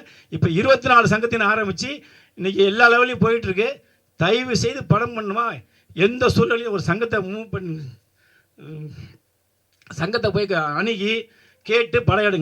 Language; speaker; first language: Tamil; native; Tamil